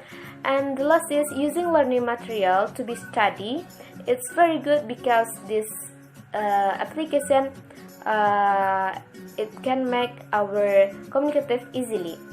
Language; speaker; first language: English; non-native, learner; Indonesian